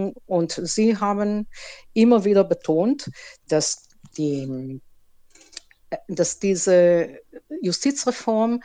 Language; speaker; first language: German; non-native, fluent; Hebrew